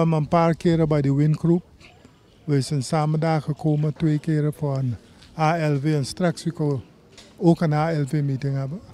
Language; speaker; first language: Dutch; non-native, local second language; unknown